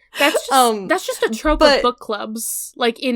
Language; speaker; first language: English; native; English